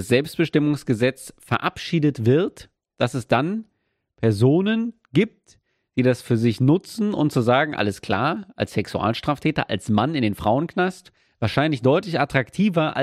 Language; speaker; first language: German; native; German